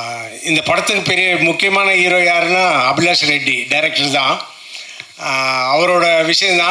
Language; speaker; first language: Tamil; non-native, local second language; Telugu